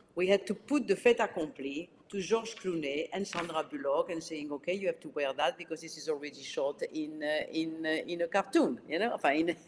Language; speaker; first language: English; early bilingual, other home language; Arabic